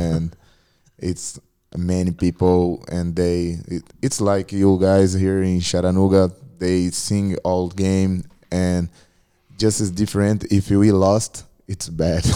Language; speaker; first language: English; non-native, learner; Portuguese